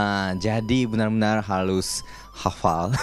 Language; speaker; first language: Indonesian; non-native, fluent; Japanese